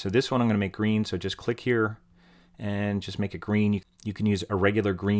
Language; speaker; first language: English; native; English